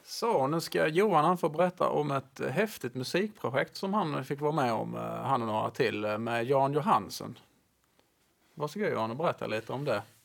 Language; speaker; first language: Swedish; native; Swedish